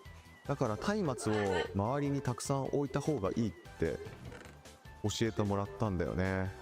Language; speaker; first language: Japanese; native; Japanese